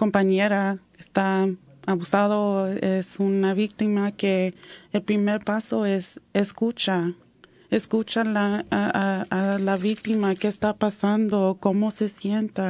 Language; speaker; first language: Spanish; early bilingual, heritage; Spanish